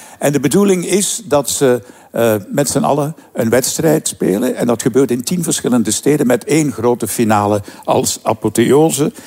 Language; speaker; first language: Dutch; native; Dutch